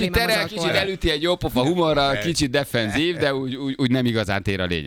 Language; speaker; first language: Hungarian; native; Hungarian